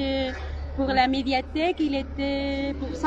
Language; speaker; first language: French; non-native, learner; Spanish